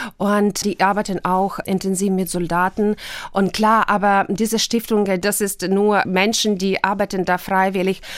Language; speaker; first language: German; non-native, fluent; Russian